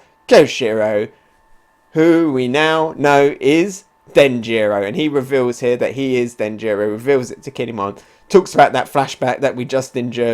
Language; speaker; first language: English; native; English